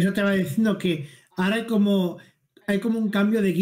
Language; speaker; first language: Spanish; native; Spanish